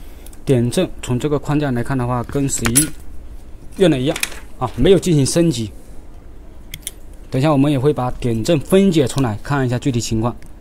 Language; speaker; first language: Chinese; native; Chinese